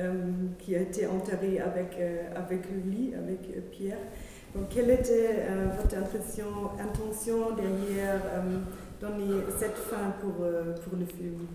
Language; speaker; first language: French; non-native, fluent; German